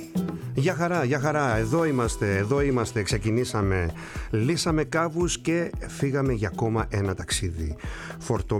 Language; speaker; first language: Greek; native; Greek